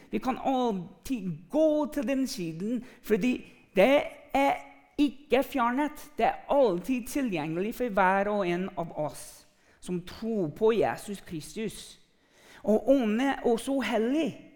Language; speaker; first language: Norwegian; non-native, fluent; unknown